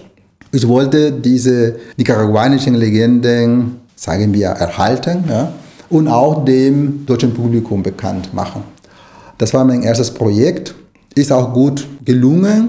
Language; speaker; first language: German; non-native, fluent; Spanish